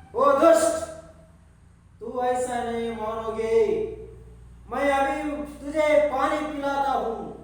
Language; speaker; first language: Hindi; non-native, local second language; Kannada